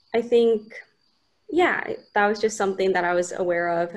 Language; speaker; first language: English; native; English